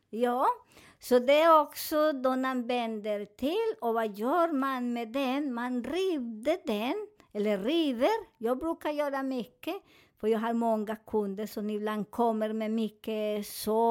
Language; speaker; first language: Swedish; non-native, learner; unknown